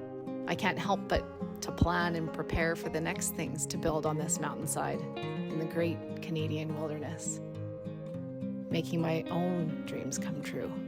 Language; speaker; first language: English; native; English